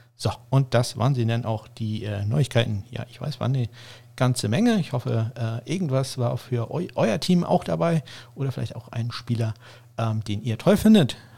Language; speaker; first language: German; native; German